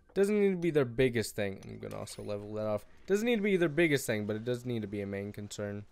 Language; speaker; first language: English; native; English